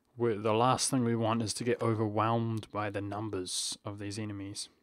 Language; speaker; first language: English; native; English